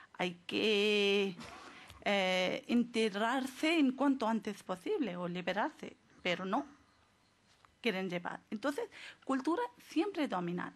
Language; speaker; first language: Spanish; non-native, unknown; Urdu